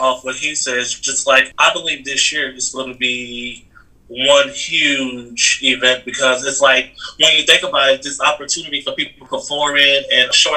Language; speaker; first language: English; native; English